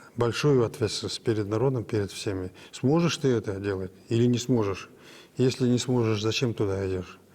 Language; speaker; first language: Russian; non-native, local second language; Kazakh